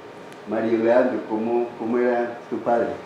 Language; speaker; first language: Spanish; native; Spanish